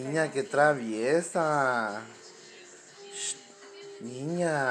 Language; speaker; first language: Spanish; native; Spanish